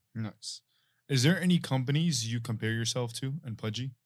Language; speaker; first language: English; non-native, fluent; Arabic